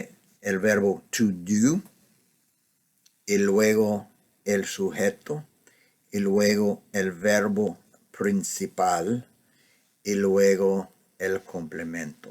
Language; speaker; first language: Spanish; non-native, fluent; English